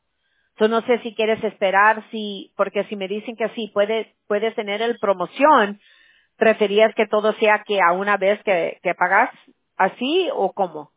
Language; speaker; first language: Spanish; early bilingual, heritage; Spanish